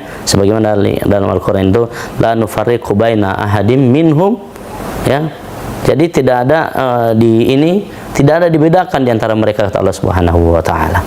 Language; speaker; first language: Indonesian; non-native, local second language; Nias